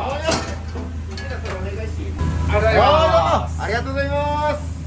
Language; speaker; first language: Japanese; native; Japanese